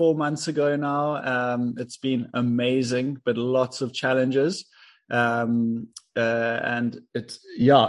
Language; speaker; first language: English; native; English